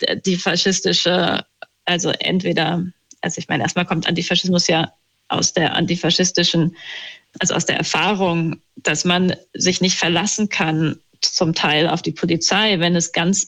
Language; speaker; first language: German; native; German